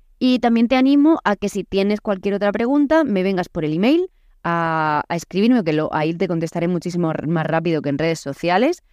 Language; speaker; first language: Spanish; native; Spanish